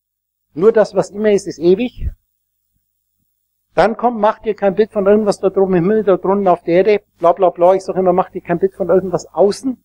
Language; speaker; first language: German; native; German